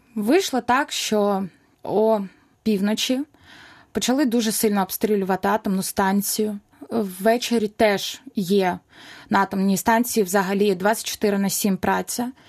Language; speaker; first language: Ukrainian; non-native, local second language; Russian